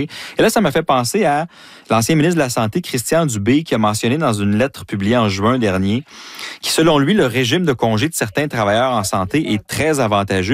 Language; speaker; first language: French; native; French